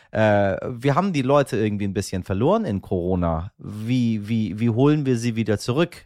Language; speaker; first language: German; native; German